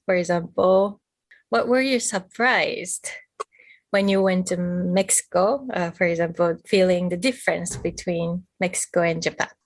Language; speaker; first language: English; non-native, fluent; Japanese